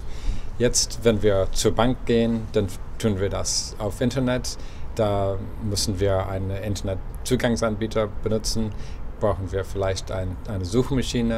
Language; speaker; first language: German; non-native, fluent; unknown